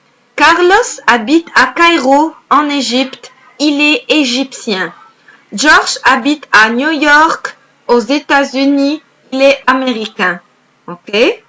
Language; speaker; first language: French; non-native, fluent; Arabic